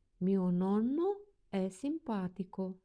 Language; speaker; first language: Italian; non-native, fluent; Ukrainian